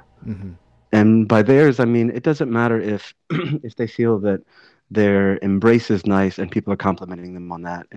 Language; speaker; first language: English; native; English